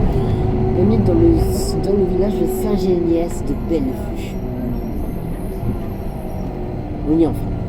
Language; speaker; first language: French; native; French